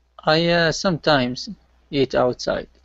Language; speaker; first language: English; non-native, learner; Arabic